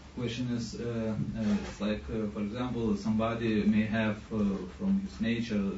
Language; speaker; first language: English; non-native, fluent; Lithuanian